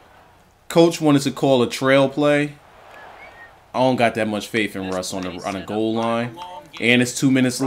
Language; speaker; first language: English; native; English